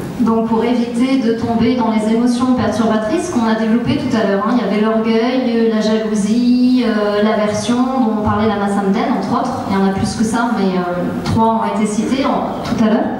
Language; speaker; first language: French; native; French